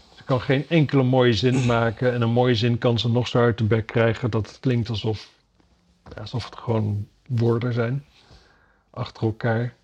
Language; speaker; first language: Dutch; native; Dutch